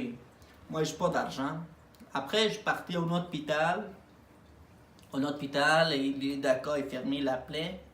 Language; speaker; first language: French; non-native, learner; Arabic